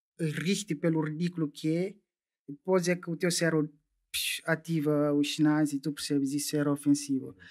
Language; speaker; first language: Portuguese; non-native, local second language; Upper Guinea Crioulo